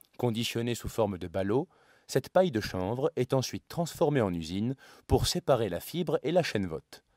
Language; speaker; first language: French; native; French